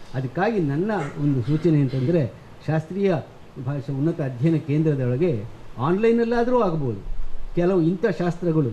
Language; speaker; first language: Kannada; native; Kannada